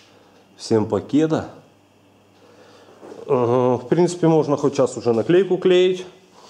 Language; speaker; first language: Russian; native; Russian